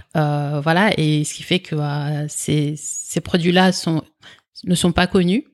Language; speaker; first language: French; native; French